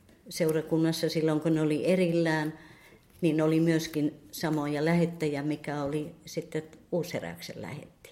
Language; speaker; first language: Finnish; native; Finnish